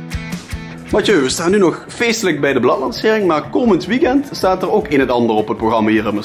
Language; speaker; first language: Dutch; native; Dutch